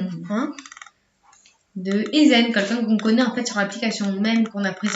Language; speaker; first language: French; native; French